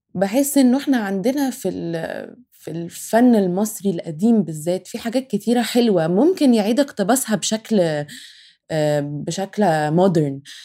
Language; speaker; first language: Arabic; native; Arabic